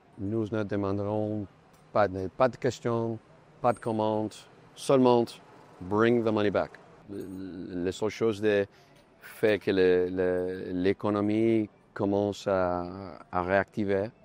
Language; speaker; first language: French; non-native, learner; Spanish